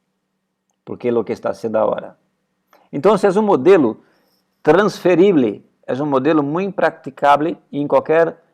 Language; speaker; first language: Spanish; non-native, fluent; Portuguese